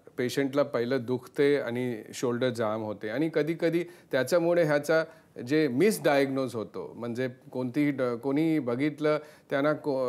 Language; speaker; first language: Marathi; non-native, local second language; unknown